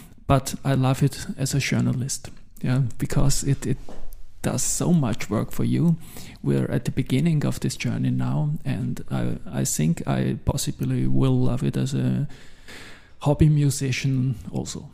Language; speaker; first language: English; non-native, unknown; German